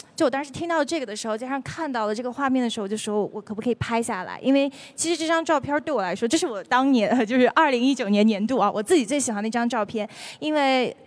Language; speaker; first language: Chinese; native; Chinese